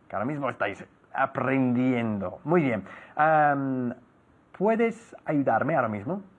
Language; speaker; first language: Spanish; non-native, fluent; English